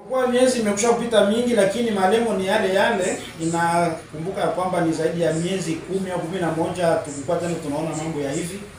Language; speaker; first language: Swahili; native; Swahili